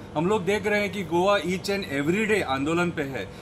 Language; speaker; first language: Hindi; non-native, local second language; Konkani